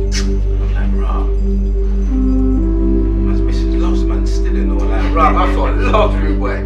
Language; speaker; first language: English; native; English